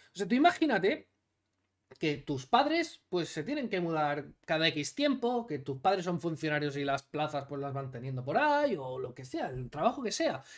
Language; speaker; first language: Spanish; native; Spanish